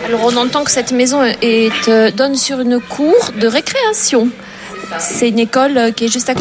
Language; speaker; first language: French; native; French